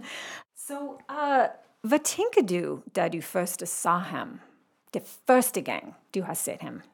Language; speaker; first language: Danish; non-native, learner; English